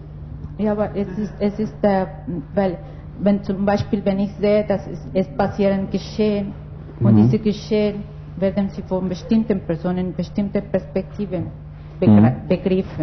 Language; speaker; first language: German; non-native, fluent; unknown